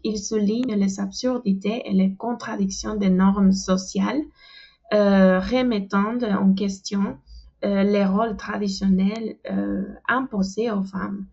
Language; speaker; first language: French; non-native, fluent; Spanish